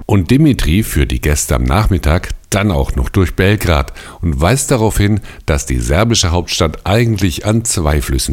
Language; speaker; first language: German; native; German